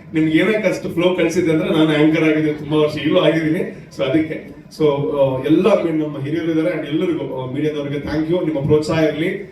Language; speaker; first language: Kannada; non-native, local second language; Tulu